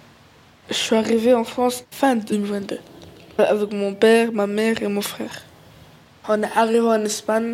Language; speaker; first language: French; early bilingual, other home language; Arabic